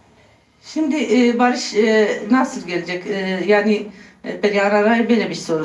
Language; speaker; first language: Turkish; non-native, local second language; Kurdish